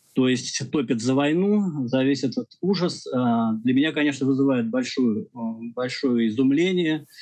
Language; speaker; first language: Russian; native; Russian